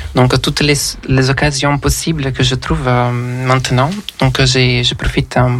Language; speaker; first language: French; non-native, fluent; Portuguese